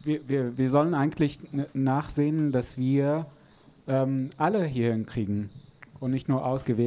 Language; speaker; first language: German; non-native, fluent; Arabic